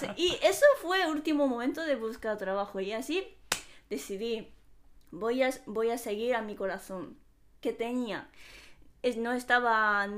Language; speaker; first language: Spanish; non-native, fluent; Japanese